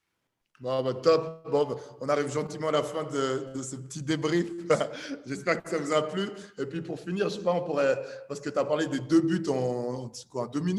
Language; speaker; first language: French; native; French